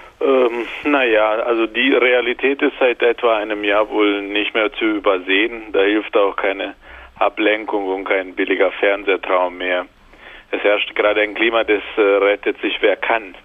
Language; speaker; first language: German; non-native, fluent; Italian